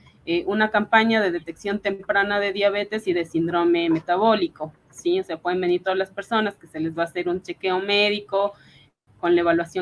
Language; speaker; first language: Spanish; native; Spanish